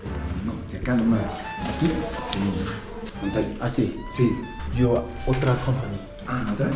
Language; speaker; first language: Spanish; non-native, learner; Korean